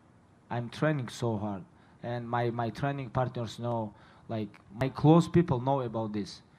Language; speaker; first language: English; non-native, fluent; Russian